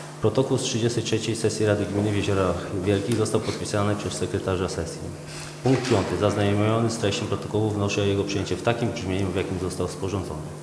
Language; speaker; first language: Polish; native; Polish